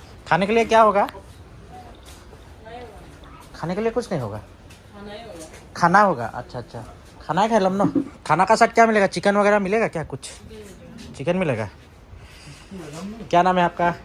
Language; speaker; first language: Hindi; non-native, local second language; Assamese